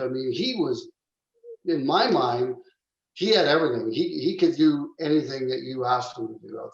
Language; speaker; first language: English; native; English